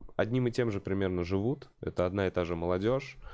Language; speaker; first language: Russian; native; Russian